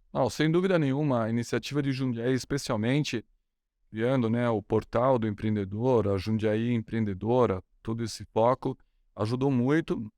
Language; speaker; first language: Portuguese; non-native, fluent; German